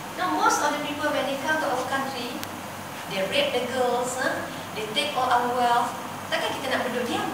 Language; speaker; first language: English; non-native, local second language; Malay